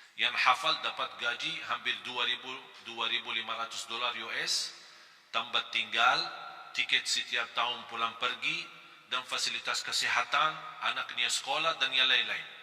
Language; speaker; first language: Malay; non-native, fluent; Arabic